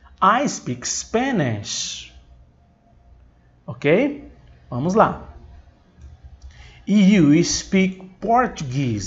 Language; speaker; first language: English; non-native, fluent; Portuguese